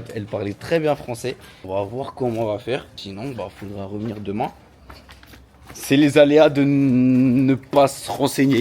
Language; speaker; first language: French; native; French